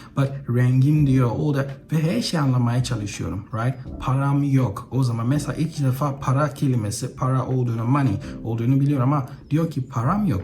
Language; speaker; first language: Turkish; non-native, fluent; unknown